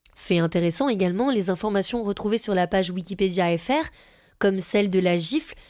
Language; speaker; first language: French; native; French